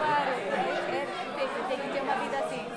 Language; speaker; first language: Portuguese; non-native, fluent; English